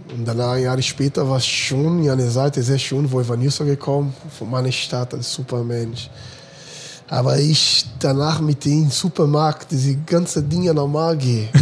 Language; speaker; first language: German; non-native, fluent; Portuguese